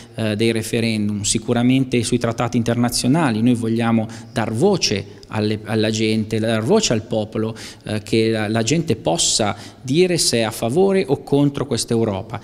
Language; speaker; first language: Italian; native; Italian